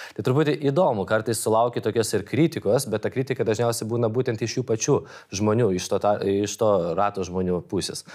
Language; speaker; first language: Lithuanian; non-native, local second language; Polish